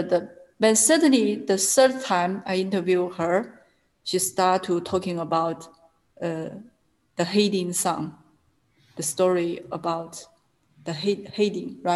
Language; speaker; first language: English; non-native, learner; Chinese